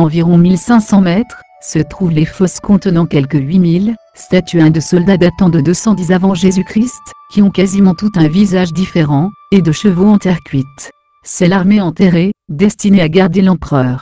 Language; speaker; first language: French; native; French